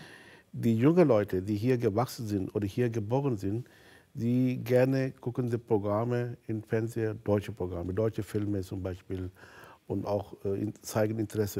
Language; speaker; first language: German; non-native, fluent; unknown